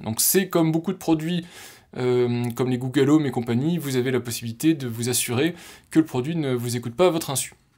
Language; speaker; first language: French; native; French